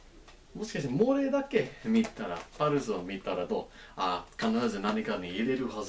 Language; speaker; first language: Japanese; non-native, learner; English